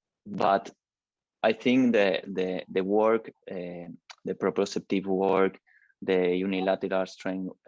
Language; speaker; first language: English; non-native, learner; Spanish